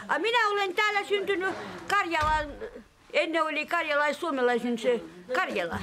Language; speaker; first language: Finnish; early bilingual, heritage; Finnish